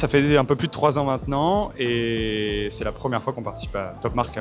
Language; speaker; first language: French; native; French